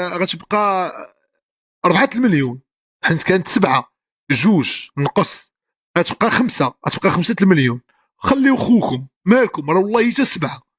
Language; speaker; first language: Arabic; native; Arabic